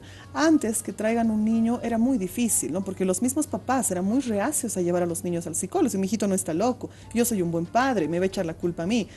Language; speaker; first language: Spanish; native; Spanish